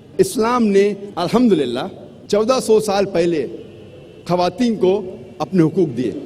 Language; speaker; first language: Urdu; non-native, local second language; Konkani